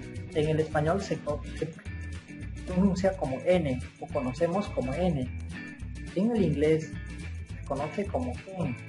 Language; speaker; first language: Spanish; non-native, local second language; Quechua